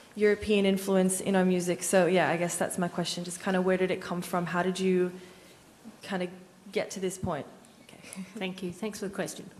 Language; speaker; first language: English; non-native, fluent; Turkish